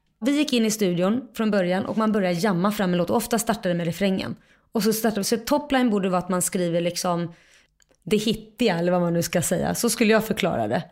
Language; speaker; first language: Swedish; native; Swedish